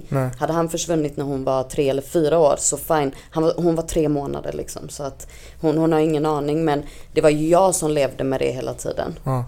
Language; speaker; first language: Swedish; native; Swedish